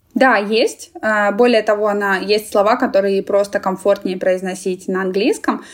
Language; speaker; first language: Russian; native; Russian